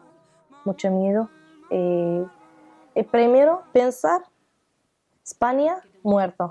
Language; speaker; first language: Spanish; non-native, learner; Arabic